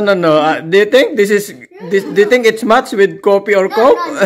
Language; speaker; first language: English; non-native, local second language; Filipino